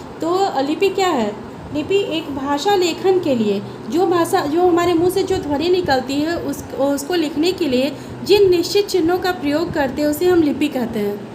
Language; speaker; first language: Hindi; native; Hindi